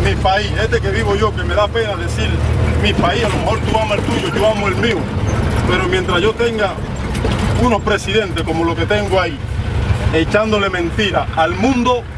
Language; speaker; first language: Spanish; native; Spanish